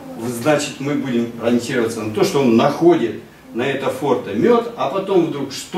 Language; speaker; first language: Russian; native; Russian